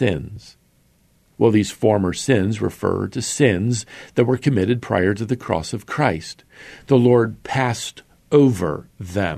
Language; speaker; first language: English; native; English